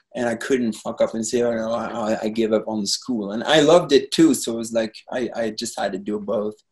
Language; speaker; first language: English; non-native, fluent; French